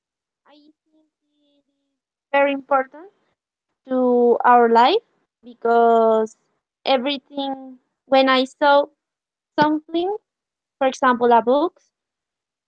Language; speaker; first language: English; non-native, learner; Spanish